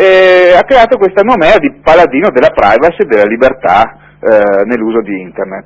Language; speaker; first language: Italian; native; Italian